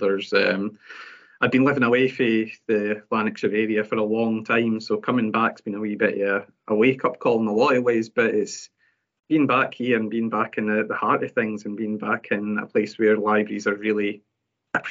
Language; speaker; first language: English; native; English